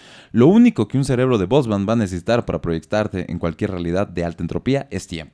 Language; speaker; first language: Spanish; native; Spanish